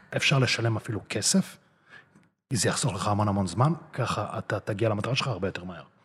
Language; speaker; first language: Hebrew; early bilingual, other home language; Russian